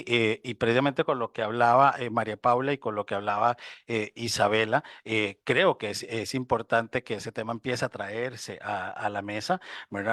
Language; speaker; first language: Spanish; native; Spanish